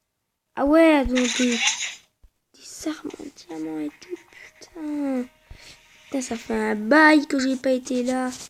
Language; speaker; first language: French; native; French